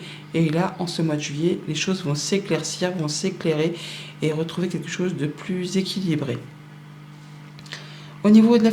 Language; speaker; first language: French; native; French